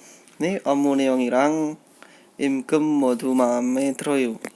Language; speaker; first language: Korean; non-native, learner; Indonesian